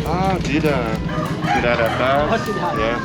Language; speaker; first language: Indonesian; non-native, learner; German